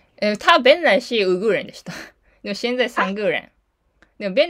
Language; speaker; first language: Chinese; non-native, learner; Japanese